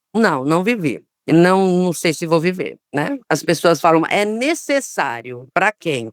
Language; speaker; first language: Portuguese; native; Portuguese